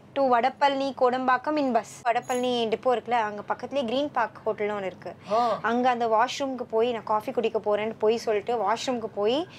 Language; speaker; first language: Tamil; non-native, local second language; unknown